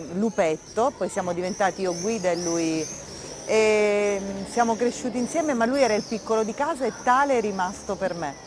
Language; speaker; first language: Italian; native; Italian